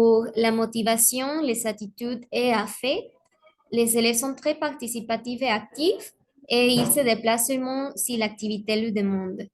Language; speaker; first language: French; non-native, learner; Spanish